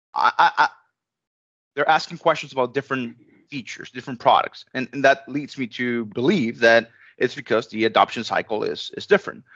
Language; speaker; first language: English; non-native, fluent; Spanish